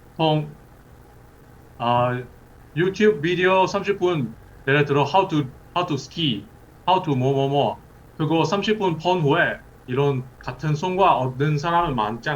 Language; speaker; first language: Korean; early bilingual, heritage; English